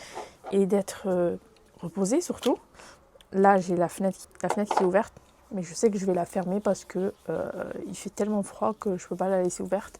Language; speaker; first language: French; native; French